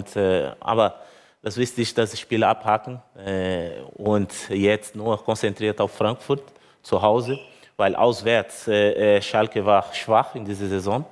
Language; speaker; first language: German; non-native, learner; Portuguese